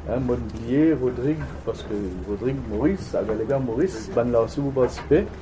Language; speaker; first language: French; non-native, local second language; Morisyen